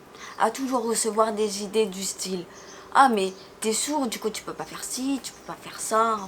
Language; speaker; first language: French; native; French